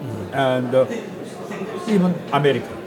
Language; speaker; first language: English; non-native, learner; Korean